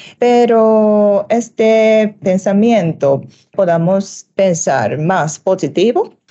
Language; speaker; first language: Spanish; non-native, learner; Japanese